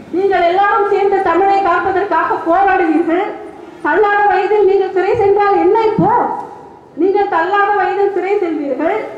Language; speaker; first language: Tamil; non-native, local second language; Badaga